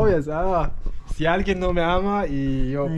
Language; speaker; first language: Spanish; non-native, learner; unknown